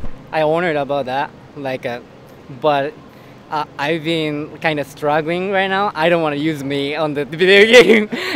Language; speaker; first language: English; non-native, learner; Japanese